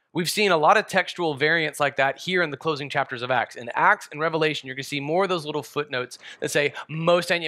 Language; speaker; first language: English; native; English